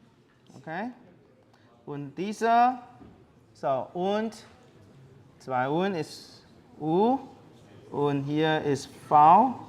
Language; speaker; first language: German; non-native, learner; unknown